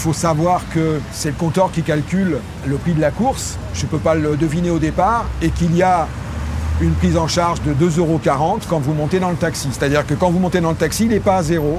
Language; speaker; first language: French; native; French